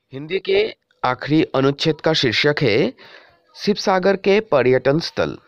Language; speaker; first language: Hindi; non-native, local second language; Assamese